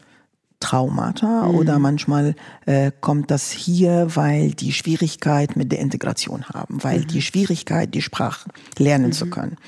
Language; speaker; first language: German; non-native, fluent; Arabic